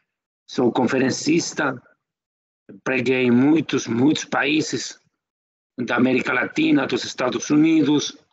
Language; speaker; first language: Portuguese; non-native, fluent; Spanish